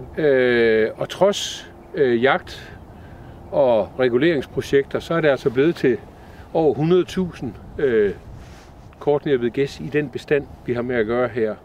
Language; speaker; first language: Danish; native; Danish